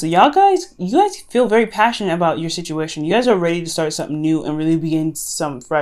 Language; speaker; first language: English; native; English